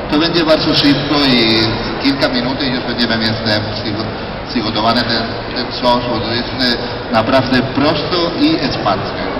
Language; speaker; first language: Polish; non-native, learner; Spanish